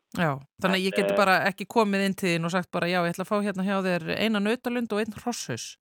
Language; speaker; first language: Icelandic; native; Icelandic